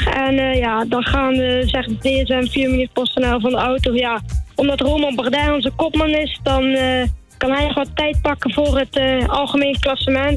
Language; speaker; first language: Dutch; native; Dutch